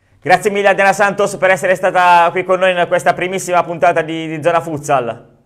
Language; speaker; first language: Italian; native; Italian